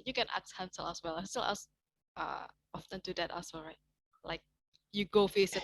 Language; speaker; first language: English; non-native, fluent; Indonesian